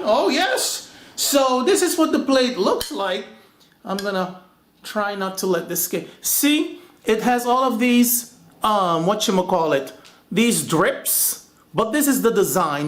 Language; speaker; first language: English; non-native, fluent; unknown